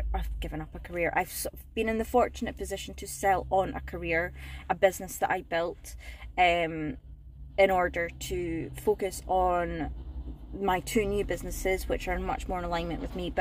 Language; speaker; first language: English; native; English